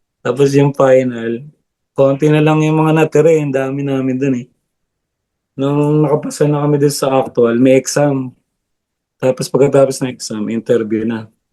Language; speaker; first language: Filipino; non-native, local second language; Bikol